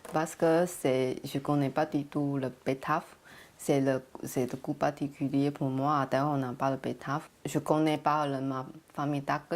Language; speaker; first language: French; non-native, learner; Chinese